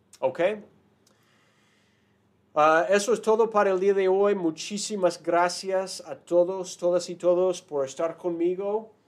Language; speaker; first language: Spanish; non-native, fluent; English